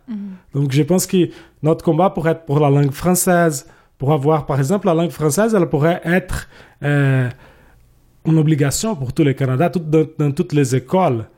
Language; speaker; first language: French; non-native, fluent; Portuguese